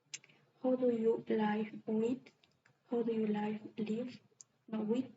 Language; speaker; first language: English; non-native, learner; Spanish